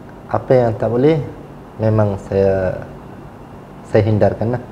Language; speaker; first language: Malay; non-native, local second language; Tamil